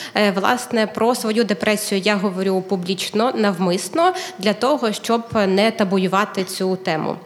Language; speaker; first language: Ukrainian; native; Ukrainian